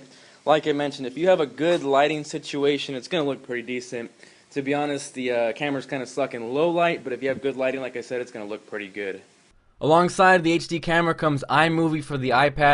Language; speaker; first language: English; native; English